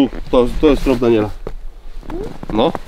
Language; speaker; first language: Polish; native; Polish